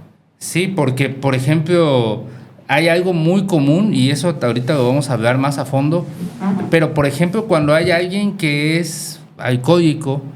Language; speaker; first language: Spanish; native; Spanish